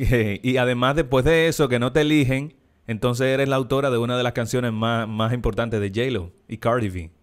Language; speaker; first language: Spanish; native; Spanish